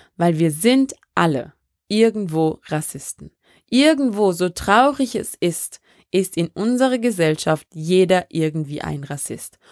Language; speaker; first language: German; early bilingual, other home language; French